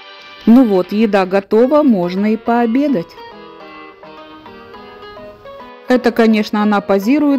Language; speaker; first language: Russian; native; Russian